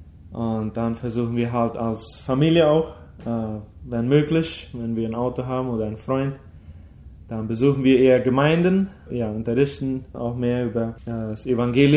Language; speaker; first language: German; early bilingual, heritage; German